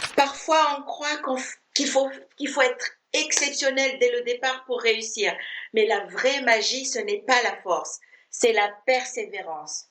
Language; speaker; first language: French; non-native, fluent; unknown